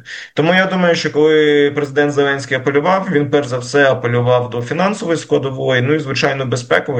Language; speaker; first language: Ukrainian; native; Ukrainian